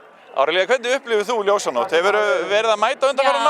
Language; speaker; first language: Icelandic; native; Icelandic